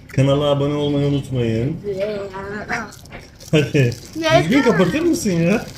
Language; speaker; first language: Turkish; native; Turkish